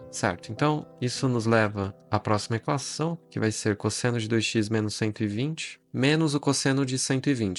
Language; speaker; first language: Portuguese; native; Portuguese